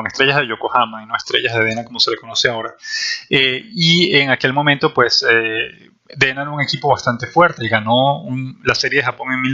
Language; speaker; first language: Spanish; native; Spanish